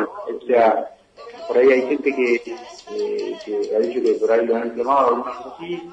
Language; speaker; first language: Spanish; native; Spanish